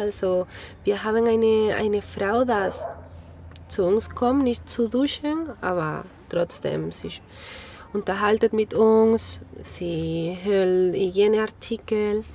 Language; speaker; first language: German; non-native, learner; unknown